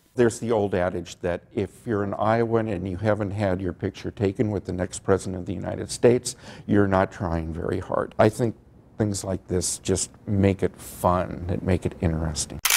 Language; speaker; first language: English; native; English